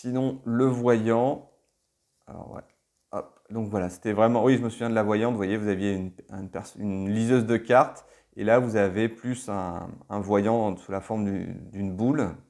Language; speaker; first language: French; native; French